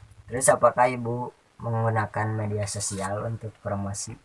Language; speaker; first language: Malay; non-native, local second language; Sundanese